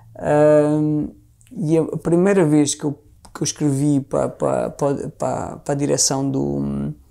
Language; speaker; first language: Portuguese; native; Portuguese